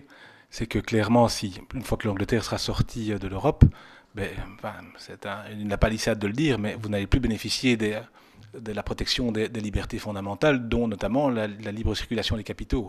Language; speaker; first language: French; native; French